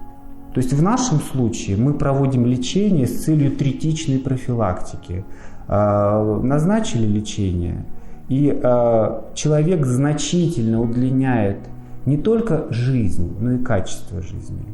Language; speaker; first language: Russian; native; Russian